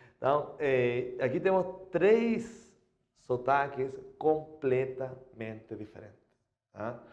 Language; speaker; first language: Portuguese; non-native, fluent; Spanish